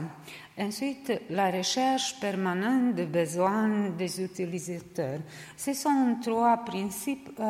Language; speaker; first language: French; non-native, learner; Serbian